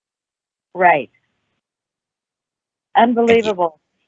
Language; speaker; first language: English; native; English